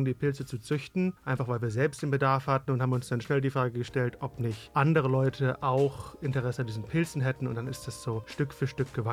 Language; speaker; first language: German; native; German